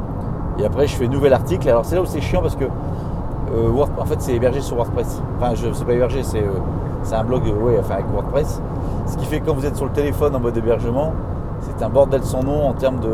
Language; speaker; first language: French; native; French